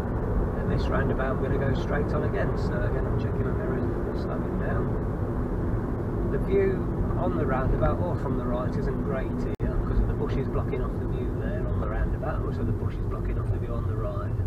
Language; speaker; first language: English; native; English